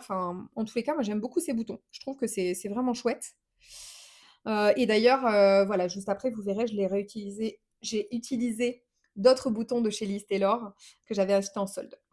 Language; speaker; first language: French; native; French